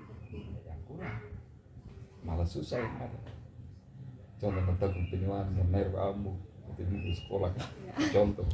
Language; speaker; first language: Indonesian; non-native, local second language; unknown